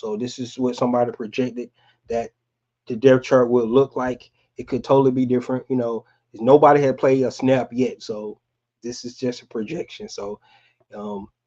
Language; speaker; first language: English; native; English